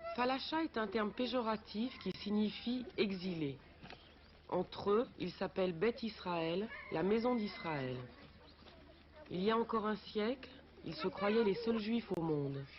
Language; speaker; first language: French; native; French